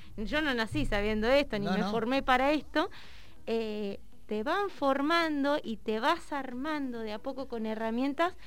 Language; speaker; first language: Spanish; native; Spanish